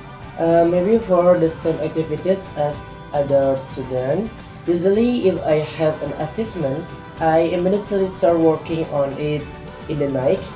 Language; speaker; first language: English; non-native, learner; Indonesian